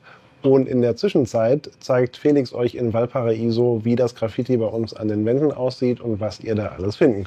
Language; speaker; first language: German; native; German